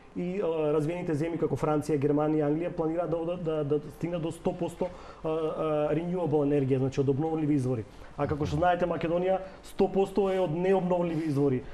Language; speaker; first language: Macedonian; native; Macedonian